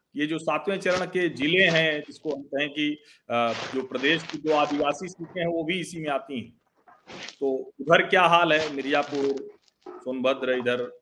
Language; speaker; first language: Hindi; native; Hindi